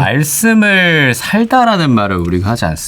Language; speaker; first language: Korean; native; Korean